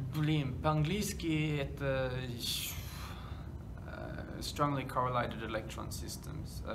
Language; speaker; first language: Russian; non-native, learner; English